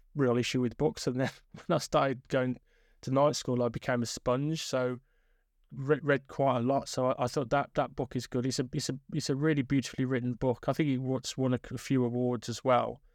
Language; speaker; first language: English; native; English